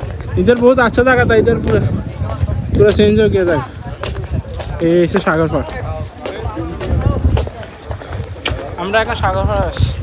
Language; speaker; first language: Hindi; non-native, learner; Bangla